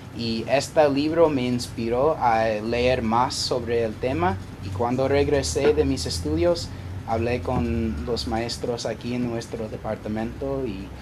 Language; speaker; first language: Spanish; non-native, learner; English